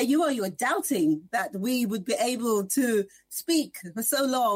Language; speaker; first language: English; native; English